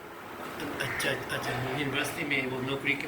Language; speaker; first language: Hindi; non-native, fluent; Japanese